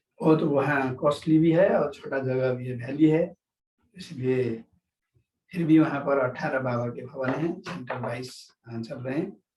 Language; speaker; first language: Hindi; non-native, fluent; Nepali